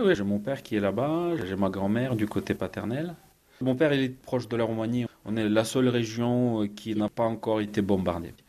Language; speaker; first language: French; non-native, fluent; Ukrainian